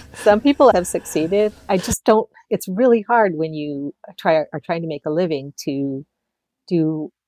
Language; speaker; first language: English; native; English